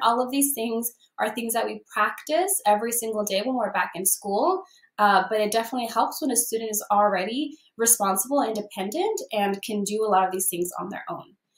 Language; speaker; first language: English; early bilingual, other home language; Spanish